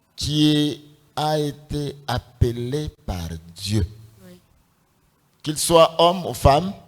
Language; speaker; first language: French; non-native, local second language; Swahili